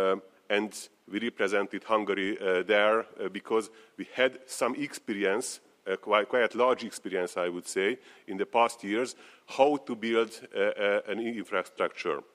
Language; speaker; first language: English; non-native, fluent; Hungarian